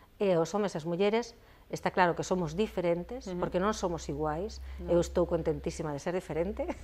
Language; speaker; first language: Galician; non-native, local second language; Spanish